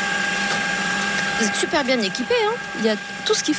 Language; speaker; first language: French; native; French